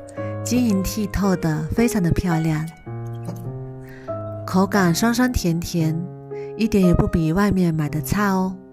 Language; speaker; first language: Chinese; native; Chinese